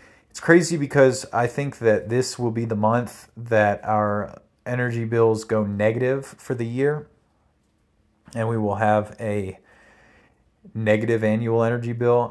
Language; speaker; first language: English; native; English